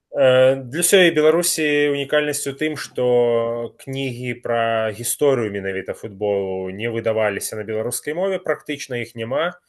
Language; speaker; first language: Belarusian; native; Belarusian